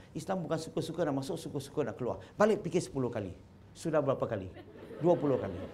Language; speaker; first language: Malay; non-native, local second language; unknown